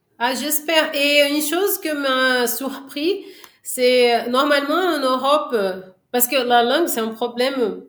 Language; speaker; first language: French; non-native, fluent; Portuguese